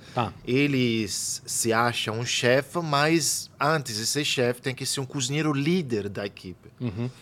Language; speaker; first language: Portuguese; non-native, fluent; Italian